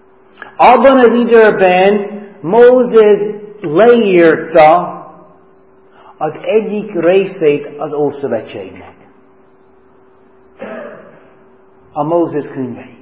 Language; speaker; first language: Hungarian; non-native, fluent; English